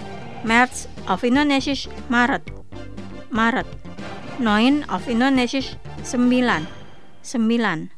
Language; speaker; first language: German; non-native, fluent; Indonesian